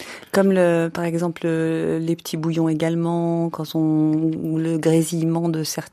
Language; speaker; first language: French; native; French